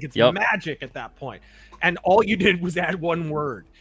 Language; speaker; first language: English; native; English